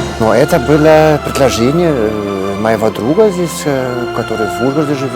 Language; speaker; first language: Russian; non-native, learner; Polish